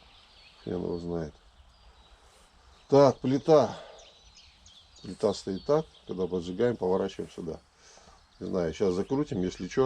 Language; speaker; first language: Russian; native; Russian